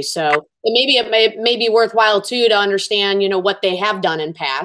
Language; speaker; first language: English; native; English